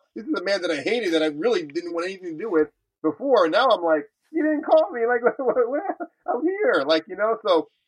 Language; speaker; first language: English; native; English